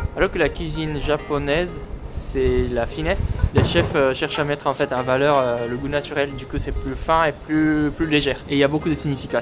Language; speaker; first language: French; non-native, fluent; Japanese